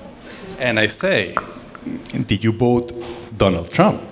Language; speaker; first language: English; non-native, fluent; Spanish